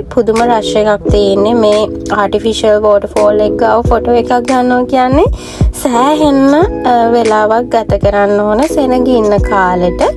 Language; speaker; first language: Sinhala; native; Sinhala